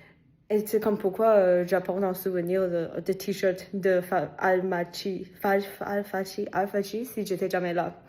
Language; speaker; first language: French; non-native, fluent; Chinese